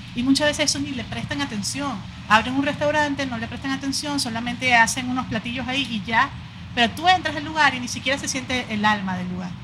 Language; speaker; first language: Spanish; native; Spanish